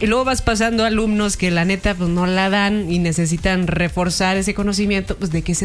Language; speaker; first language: Spanish; native; Spanish